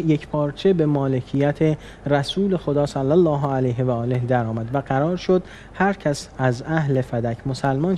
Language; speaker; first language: Persian; native; Persian